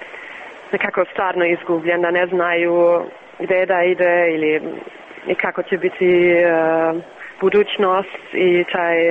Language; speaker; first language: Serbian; early bilingual, heritage; Serbian